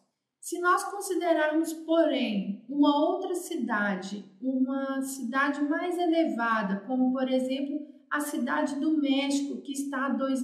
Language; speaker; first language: Portuguese; native; Portuguese